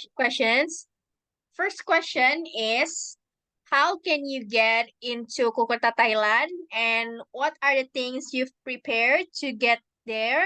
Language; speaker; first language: English; non-native, learner; Indonesian